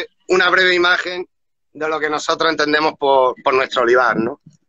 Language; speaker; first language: Spanish; native; Spanish